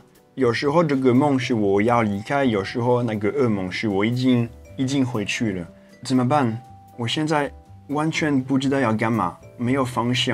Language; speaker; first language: Chinese; non-native, fluent; French